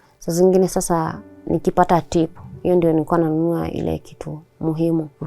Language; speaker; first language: Swahili; native; Swahili